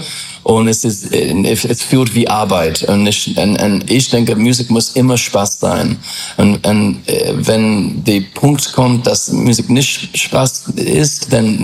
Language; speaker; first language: German; non-native, fluent; English